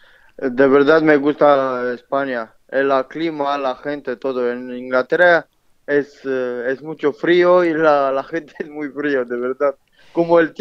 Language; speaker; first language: Spanish; non-native, learner; Romanian